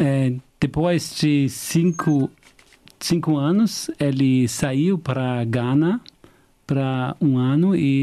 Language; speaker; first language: Portuguese; non-native, fluent; German